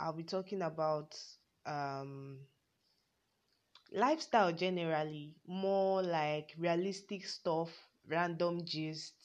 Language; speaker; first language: English; non-native, local second language; Yoruba